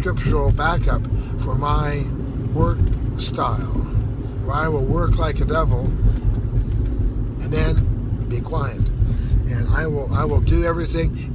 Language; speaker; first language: English; native; English